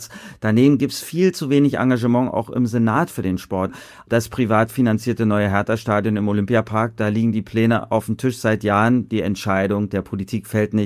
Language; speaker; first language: German; native; German